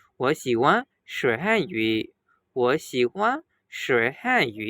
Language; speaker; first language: Chinese; non-native, fluent; Burmese